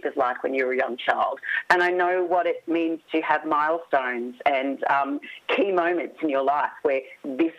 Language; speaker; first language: English; native; English